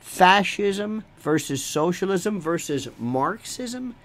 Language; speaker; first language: English; native; English